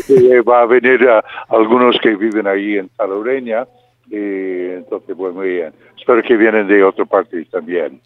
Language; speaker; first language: Spanish; non-native, fluent; English